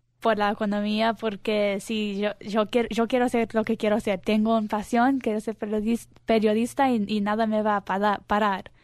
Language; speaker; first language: Spanish; early bilingual, heritage; Spanish